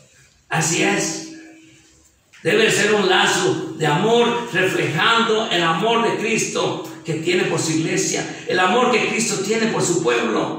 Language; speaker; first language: Spanish; native; Spanish